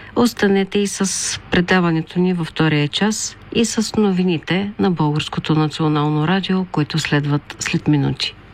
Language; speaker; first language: Bulgarian; native; Bulgarian